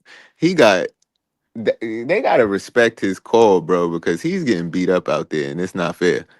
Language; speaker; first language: English; native; English